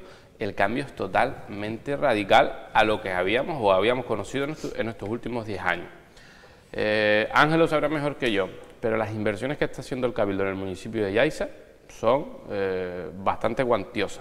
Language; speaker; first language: Spanish; native; Spanish